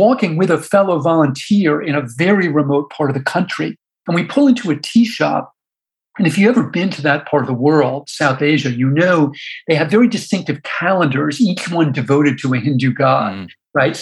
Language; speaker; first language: English; native; English